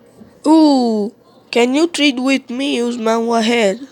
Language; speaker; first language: English; non-native, learner; Italian